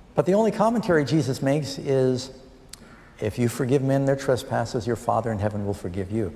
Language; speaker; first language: English; native; English